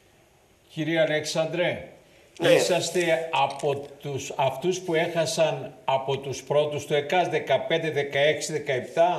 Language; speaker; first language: Greek; native; Greek